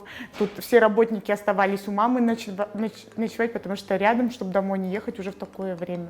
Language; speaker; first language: Russian; native; Russian